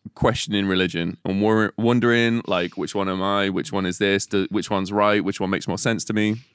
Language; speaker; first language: English; native; English